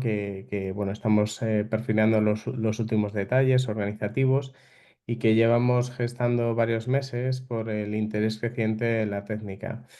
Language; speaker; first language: Spanish; native; Spanish